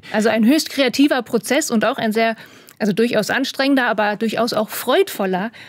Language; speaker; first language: German; native; German